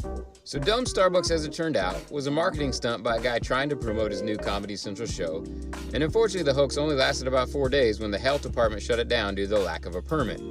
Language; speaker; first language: English; native; English